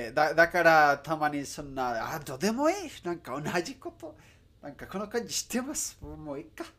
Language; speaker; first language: Japanese; non-native, learner; Spanish